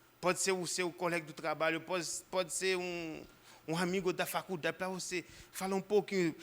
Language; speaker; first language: Portuguese; non-native, fluent; Haitian Creole